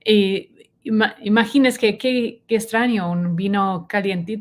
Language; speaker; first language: Spanish; non-native, learner; English